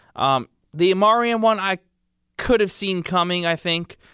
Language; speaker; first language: English; native; English